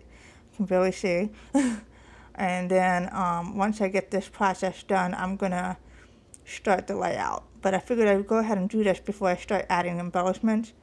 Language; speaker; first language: English; native; English